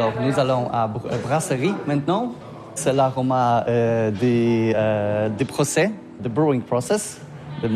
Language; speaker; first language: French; non-native, learner; Polish